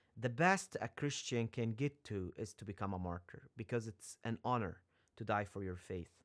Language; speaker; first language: English; non-native, fluent; Arabic